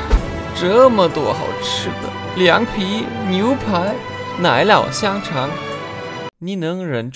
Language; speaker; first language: Chinese; non-native, fluent; German